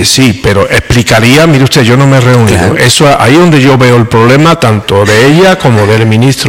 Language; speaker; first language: Spanish; native; Spanish